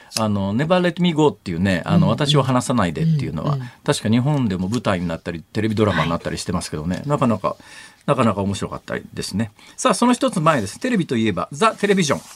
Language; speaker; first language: Japanese; native; Japanese